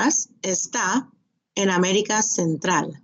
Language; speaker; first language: Spanish; non-native, fluent; English